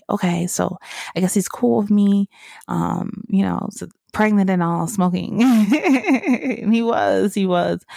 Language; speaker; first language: English; native; English